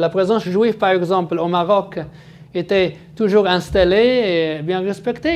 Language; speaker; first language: French; non-native, fluent; Arabic